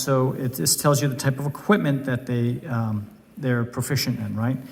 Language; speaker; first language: English; native; English